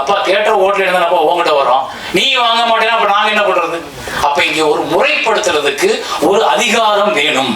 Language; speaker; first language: Tamil; native; Tamil